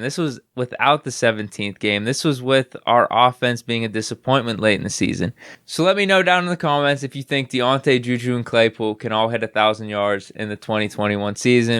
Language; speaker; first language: English; native; English